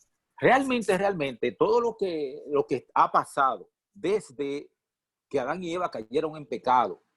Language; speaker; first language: Spanish; native; Spanish